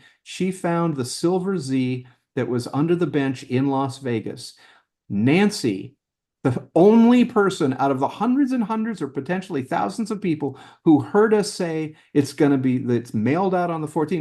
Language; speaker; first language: English; native; English